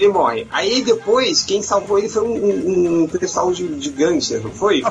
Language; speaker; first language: Portuguese; native; Portuguese